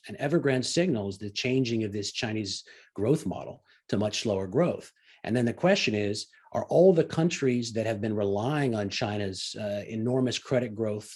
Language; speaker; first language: English; native; English